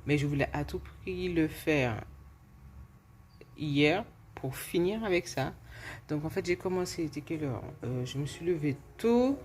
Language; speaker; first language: French; native; French